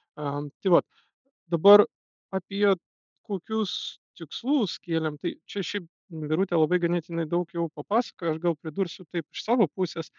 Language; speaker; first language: Lithuanian; non-native, local second language; Russian